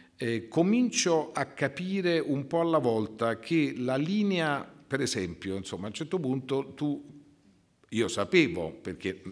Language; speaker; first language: Italian; native; Italian